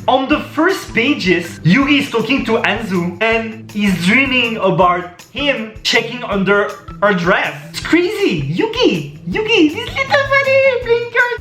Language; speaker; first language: English; non-native, fluent; French